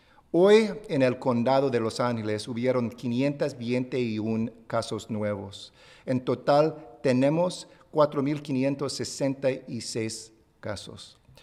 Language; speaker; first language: Spanish; non-native, fluent; English